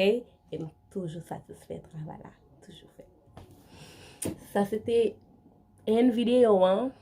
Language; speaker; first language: French; non-native, learner; Haitian Creole